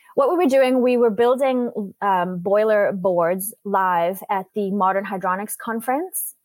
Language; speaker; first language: English; native; English